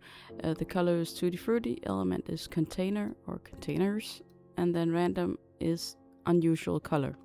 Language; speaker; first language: English; non-native, fluent; Danish